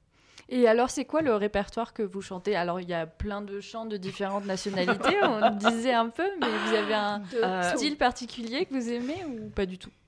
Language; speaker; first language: French; native; French